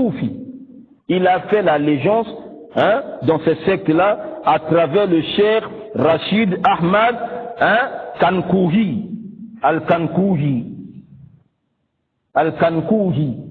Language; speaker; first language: French; non-native, local second language; Lingala